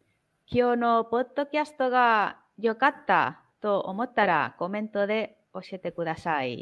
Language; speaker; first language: Japanese; non-native, fluent; Spanish